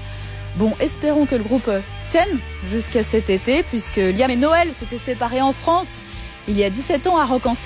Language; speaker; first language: French; native; French